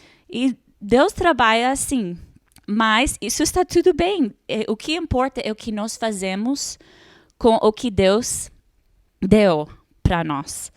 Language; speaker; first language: Portuguese; non-native, fluent; English